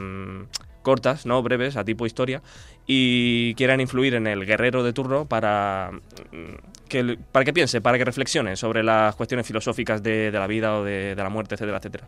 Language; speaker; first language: Spanish; native; Spanish